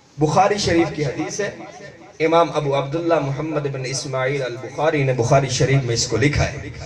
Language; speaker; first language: Urdu; non-native, local second language; Punjabi